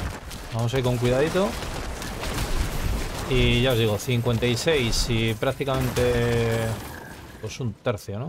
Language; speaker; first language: Spanish; native; Spanish